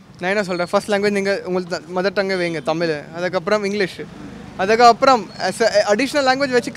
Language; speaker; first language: Tamil; non-native, local second language; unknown